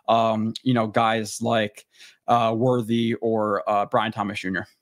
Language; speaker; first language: English; native; English